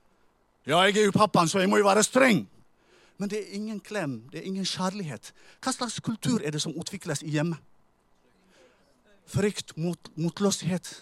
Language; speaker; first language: Norwegian; non-native, fluent; Tigrinya